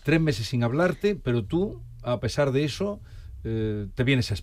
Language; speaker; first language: Spanish; native; Spanish